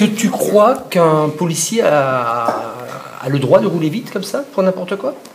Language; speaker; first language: French; native; French